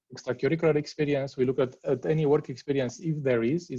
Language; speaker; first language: English; non-native, fluent; Romanian